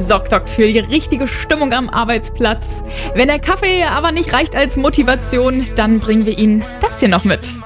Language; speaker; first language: German; native; German